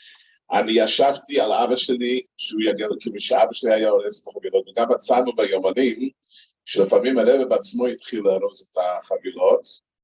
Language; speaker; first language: Hebrew; non-native, fluent; English